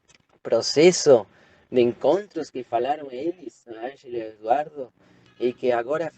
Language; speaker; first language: Portuguese; non-native, fluent; Spanish